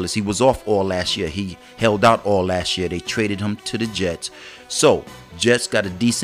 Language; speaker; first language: English; native; English